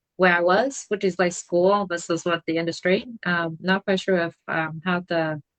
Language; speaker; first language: English; non-native, fluent; Vietnamese